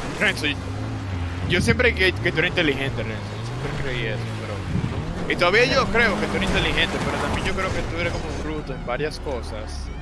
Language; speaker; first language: Spanish; native; Spanish